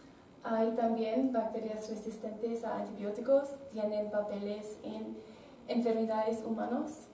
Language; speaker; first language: Spanish; non-native, learner; English